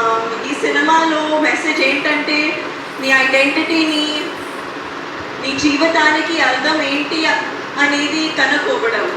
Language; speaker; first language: Telugu; non-native, learner; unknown